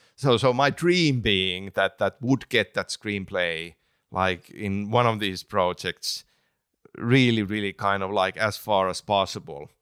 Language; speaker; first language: English; non-native, fluent; Finnish